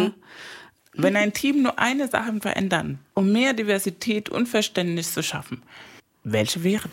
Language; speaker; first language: German; non-native, fluent; Spanish